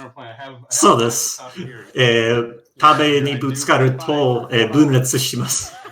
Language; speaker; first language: Japanese; non-native, learner; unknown